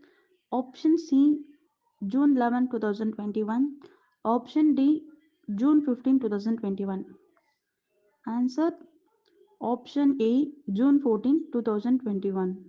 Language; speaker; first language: English; non-native, local second language; Tamil